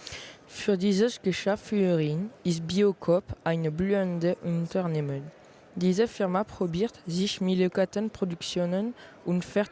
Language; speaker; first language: German; non-native, learner; French